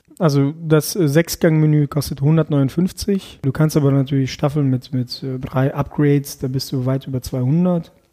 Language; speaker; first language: German; early bilingual, other home language; Russian